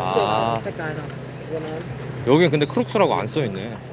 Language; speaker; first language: Korean; native; Korean